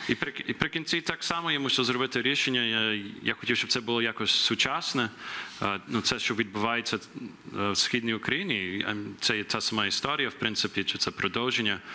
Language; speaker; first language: Ukrainian; early bilingual, heritage; Ukrainian